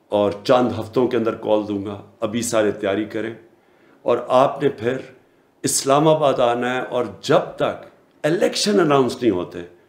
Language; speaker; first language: Urdu; native; Urdu